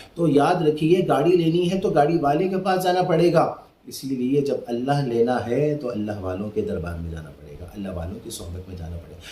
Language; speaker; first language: Urdu; non-native, local second language; Sindhi